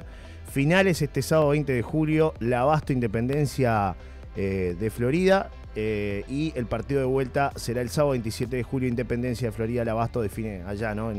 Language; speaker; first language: Spanish; native; Spanish